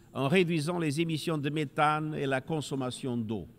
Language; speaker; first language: French; non-native, fluent; Portuguese